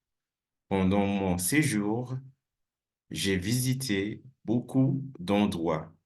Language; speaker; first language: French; non-native, fluent; English